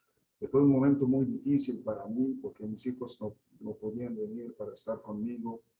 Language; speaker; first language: Spanish; non-native, fluent; Arabic